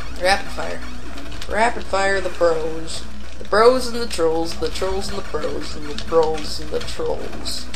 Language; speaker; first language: English; native; English